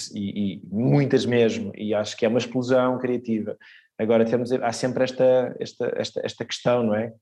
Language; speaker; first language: Portuguese; early bilingual, other home language; Swedish